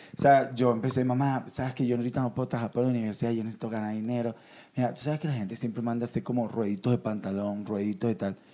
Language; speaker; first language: Spanish; native; Spanish